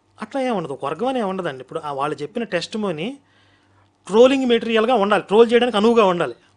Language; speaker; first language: Telugu; native; Telugu